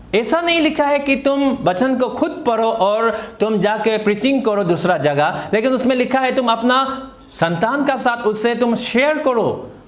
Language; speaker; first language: Hindi; non-native, local second language; Assamese